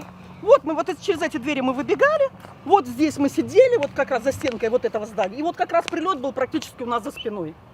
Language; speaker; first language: Russian; native; Russian